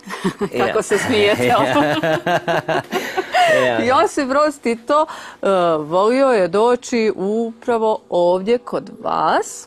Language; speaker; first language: Serbian; native; Serbian